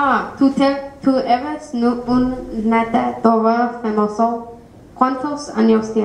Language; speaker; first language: Spanish; non-native, learner; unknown